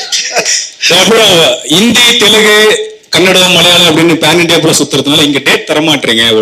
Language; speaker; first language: Tamil; native; Tamil